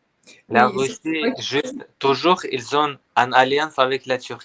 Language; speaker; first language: French; non-native, learner; Armenian